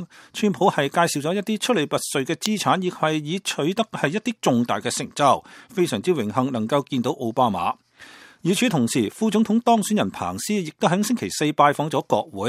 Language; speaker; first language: Chinese; non-native, local second language; Cantonese